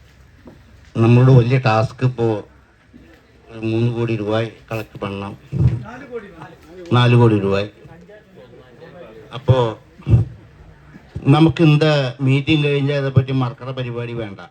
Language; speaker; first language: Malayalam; non-native, local second language; Tamil